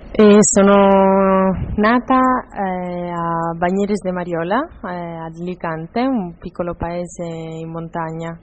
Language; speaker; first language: Italian; non-native, fluent; Spanish